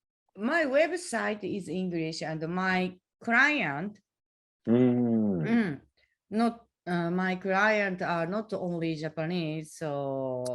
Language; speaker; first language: English; non-native, learner; Japanese